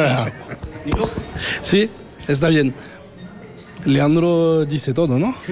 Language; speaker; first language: Spanish; non-native, learner; French